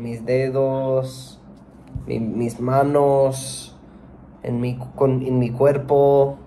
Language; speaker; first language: Spanish; non-native, learner; English